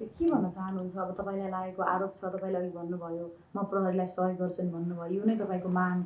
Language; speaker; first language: Nepali; native; Nepali